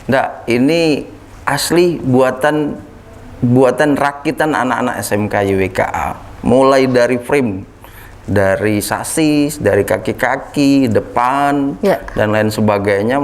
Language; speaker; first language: Indonesian; native; Indonesian